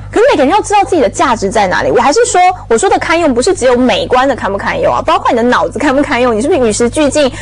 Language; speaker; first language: Chinese; native; Chinese